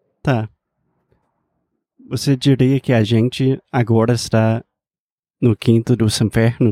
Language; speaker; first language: Portuguese; non-native, fluent; English